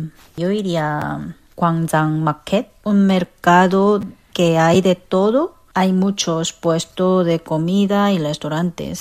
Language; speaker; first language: Spanish; non-native, fluent; Korean